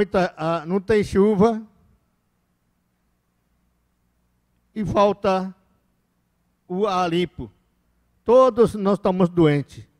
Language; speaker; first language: Portuguese; non-native, local second language; Yanomámi